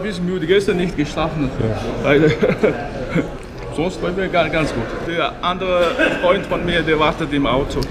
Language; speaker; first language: German; non-native, learner; Mongolian